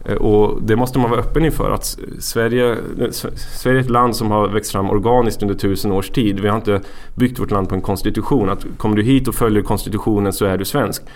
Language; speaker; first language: Swedish; native; Swedish